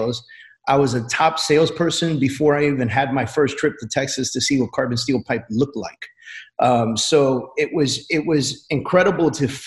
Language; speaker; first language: English; native; English